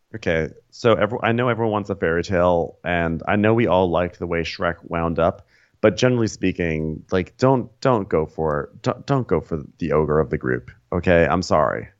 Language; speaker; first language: English; native; English